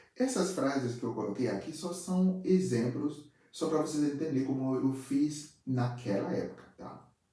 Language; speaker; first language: Portuguese; non-native, fluent; Haitian Creole